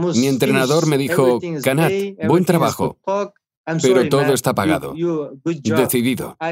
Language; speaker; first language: Spanish; non-native, fluent; Chinese